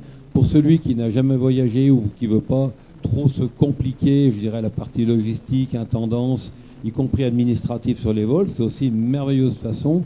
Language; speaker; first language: French; native; French